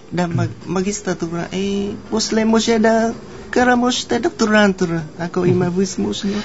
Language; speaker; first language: Bulgarian; non-native, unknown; Vietnamese